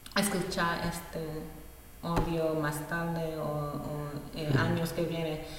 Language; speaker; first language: Spanish; non-native, learner; English